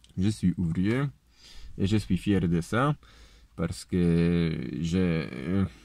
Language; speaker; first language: French; non-native, learner; Polish